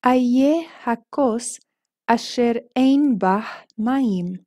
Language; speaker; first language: Hebrew; non-native, fluent; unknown